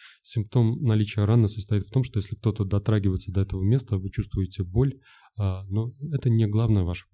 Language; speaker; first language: Russian; native; Russian